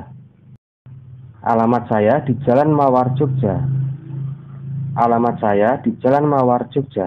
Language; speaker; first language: Indonesian; native; Indonesian